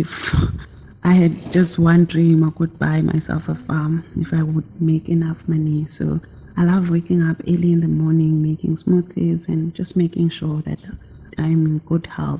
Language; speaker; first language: English; non-native, local second language; Xhosa